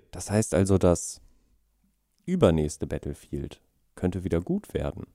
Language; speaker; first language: German; native; German